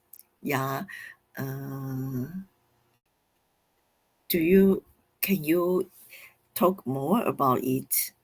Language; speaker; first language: English; non-native, fluent; Chinese